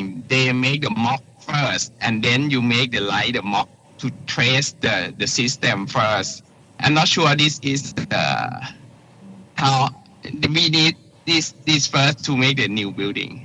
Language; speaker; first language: English; non-native, learner; Thai